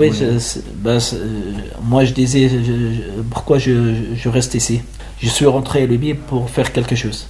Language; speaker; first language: French; non-native, learner; Arabic